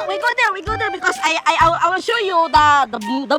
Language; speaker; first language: English; non-native, learner; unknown